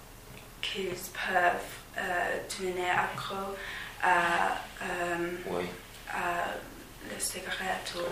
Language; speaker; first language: French; non-native, learner; English